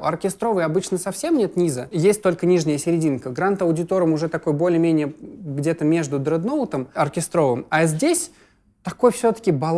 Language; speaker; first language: Russian; native; Russian